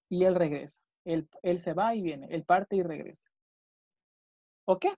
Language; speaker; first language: Spanish; native; Spanish